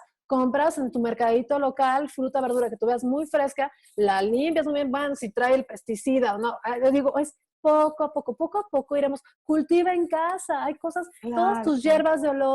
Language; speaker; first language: Spanish; native; Spanish